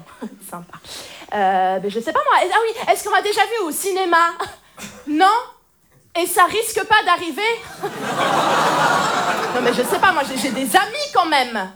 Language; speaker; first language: French; native; French